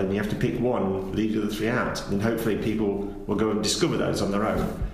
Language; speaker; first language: English; native; English